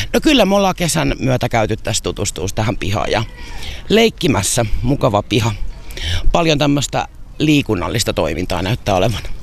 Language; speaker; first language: Finnish; native; Finnish